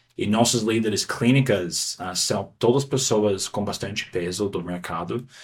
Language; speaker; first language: Portuguese; non-native, fluent; English